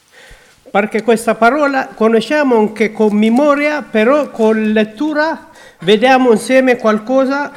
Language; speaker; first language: Italian; non-native, learner; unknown